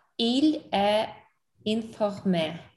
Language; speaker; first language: French; non-native, learner; English